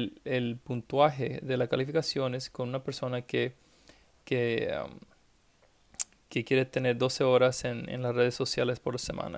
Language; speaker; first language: Spanish; early bilingual, heritage; English